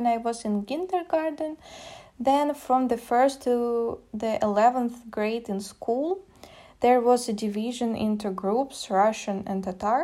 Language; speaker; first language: English; non-native, fluent; Russian